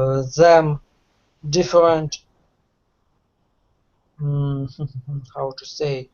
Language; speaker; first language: English; non-native, learner; Russian